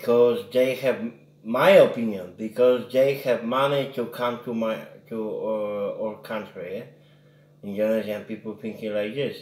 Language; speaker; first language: English; non-native, learner; Polish